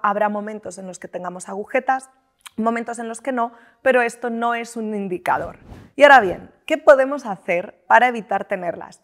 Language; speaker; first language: Spanish; native; Spanish